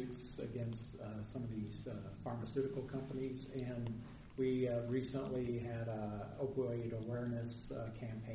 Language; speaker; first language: English; native; English